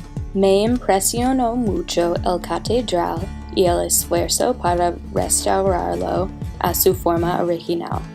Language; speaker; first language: Spanish; non-native, learner; English